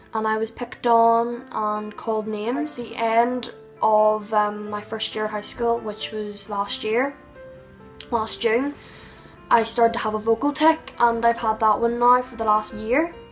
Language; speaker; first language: English; native; English